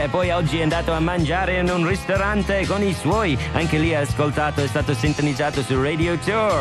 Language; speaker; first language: Italian; non-native, fluent; English